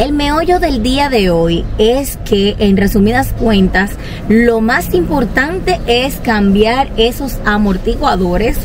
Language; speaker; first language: Spanish; native; Spanish